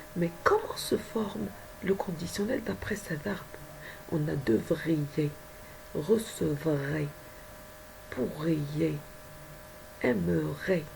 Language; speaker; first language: French; non-native, local second language; Arabic